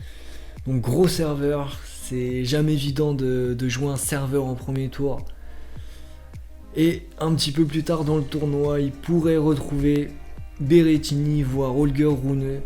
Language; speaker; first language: French; native; French